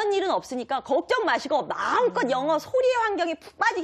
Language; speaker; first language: Korean; native; Korean